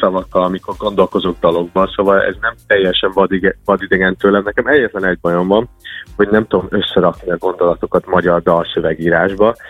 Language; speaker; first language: Hungarian; non-native, fluent; English